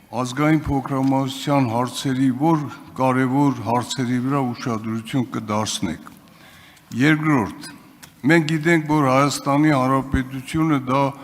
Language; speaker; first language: Armenian; non-native, local second language; Kurdish